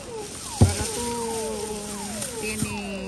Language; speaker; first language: Spanish; non-native, learner; Filipino